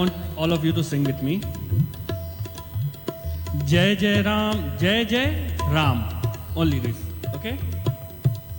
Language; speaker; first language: English; non-native, local second language; Hindi